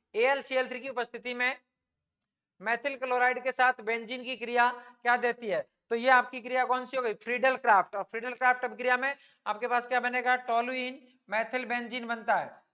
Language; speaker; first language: Hindi; native; Hindi